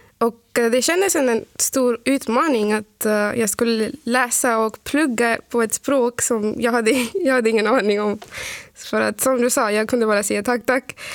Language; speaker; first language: Swedish; non-native, fluent; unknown